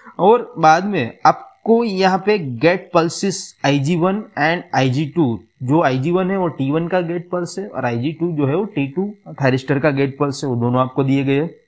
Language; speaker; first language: Hindi; non-native, local second language; Gujarati